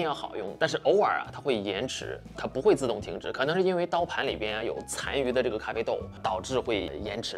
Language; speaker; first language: Chinese; native; Chinese